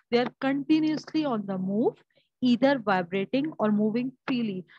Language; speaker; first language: English; non-native, local second language; Urdu